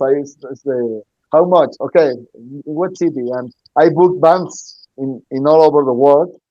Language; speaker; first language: English; non-native, learner; Spanish